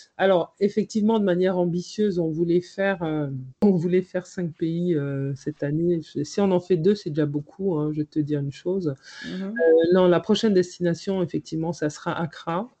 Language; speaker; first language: French; native; French